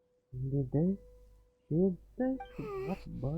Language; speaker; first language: English; native; English